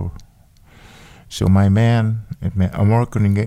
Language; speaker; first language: English; non-native, learner; Vietnamese